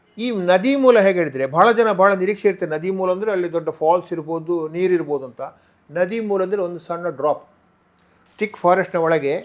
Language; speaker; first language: Kannada; non-native, local second language; Tulu